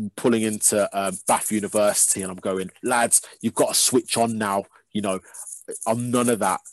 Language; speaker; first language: English; native; English